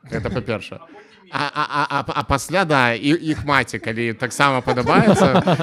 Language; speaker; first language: Belarusian; non-native, local second language; Russian